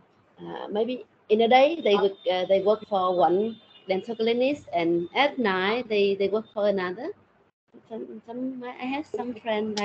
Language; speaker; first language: English; non-native, learner; Thai